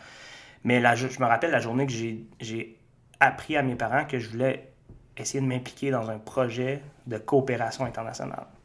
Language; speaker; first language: French; native; French